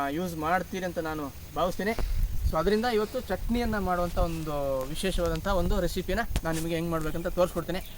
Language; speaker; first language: Kannada; non-native, local second language; Kodava